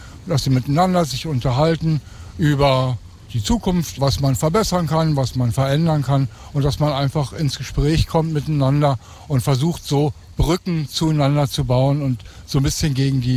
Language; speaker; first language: German; native; German